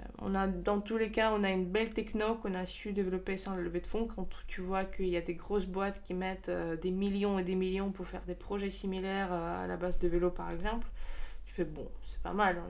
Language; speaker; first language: French; non-native, fluent; Russian